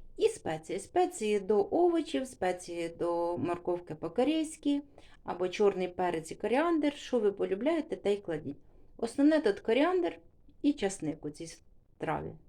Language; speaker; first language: Ukrainian; non-native, local second language; Russian